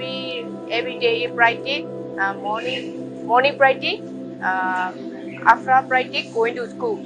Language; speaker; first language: English; non-native, learner; Burmese